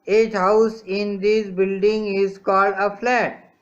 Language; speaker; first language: Hindi; non-native, local second language; Marathi